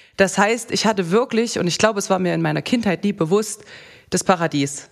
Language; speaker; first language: German; native; German